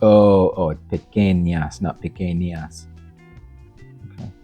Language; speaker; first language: Spanish; non-native, learner; English